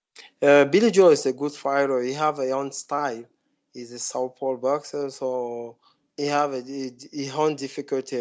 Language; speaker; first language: English; non-native, fluent; French